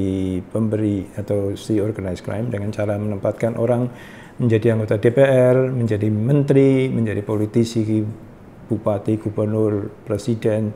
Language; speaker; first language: Indonesian; native; Indonesian